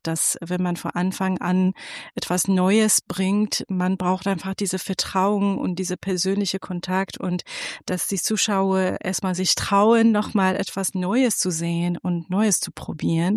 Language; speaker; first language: German; non-native, fluent; Persian